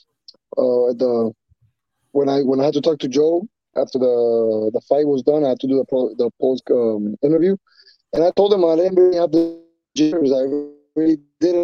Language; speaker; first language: English; non-native, fluent; Spanish